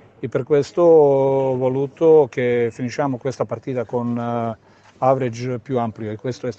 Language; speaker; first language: Italian; non-native, fluent; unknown